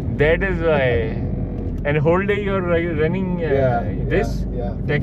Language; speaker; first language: English; non-native, local second language; Urdu